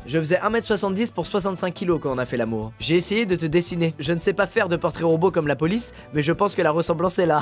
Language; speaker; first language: French; native; French